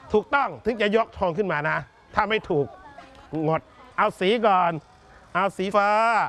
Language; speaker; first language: Thai; native; Thai